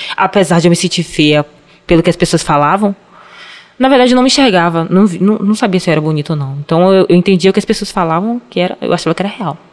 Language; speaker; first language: Portuguese; native; Portuguese